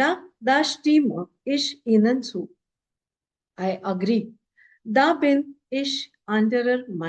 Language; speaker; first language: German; non-native, fluent; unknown